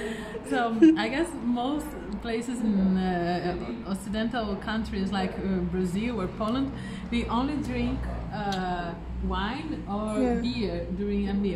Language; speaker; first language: English; non-native, fluent; Portuguese